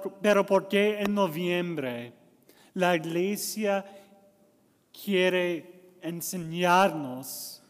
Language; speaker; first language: Spanish; non-native, learner; English